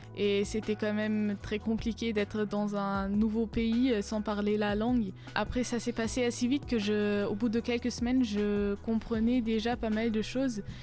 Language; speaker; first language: French; non-native, fluent; German